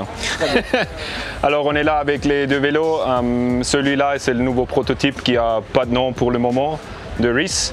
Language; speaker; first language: French; non-native, learner; English